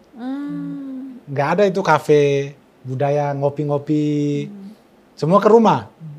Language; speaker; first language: Indonesian; non-native, local second language; Tetum